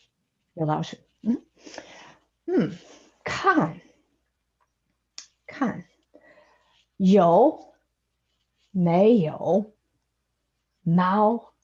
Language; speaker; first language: Chinese; non-native, fluent; English